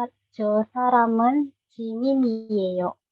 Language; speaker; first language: Korean; non-native, learner; Indonesian